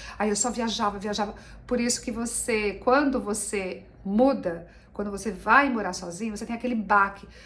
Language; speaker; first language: Portuguese; native; Portuguese